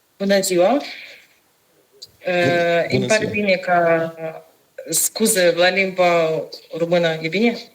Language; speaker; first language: Romanian; non-native, learner; Ukrainian